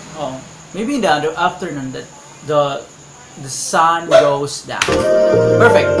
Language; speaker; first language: English; non-native, local second language; Cebuano